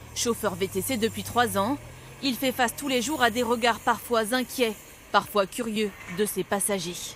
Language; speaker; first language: French; native; French